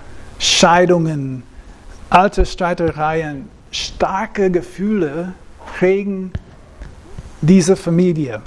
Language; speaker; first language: German; non-native, fluent; English